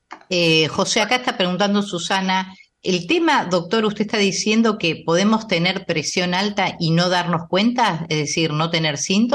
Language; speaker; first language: Spanish; native; Spanish